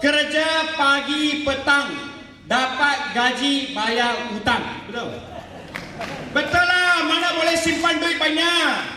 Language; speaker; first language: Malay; non-native, local second language; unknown